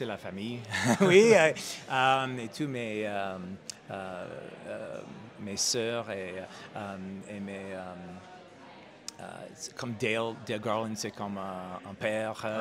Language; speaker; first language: French; non-native, learner; English